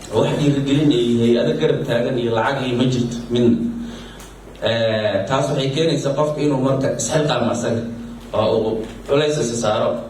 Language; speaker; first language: Somali; native; Somali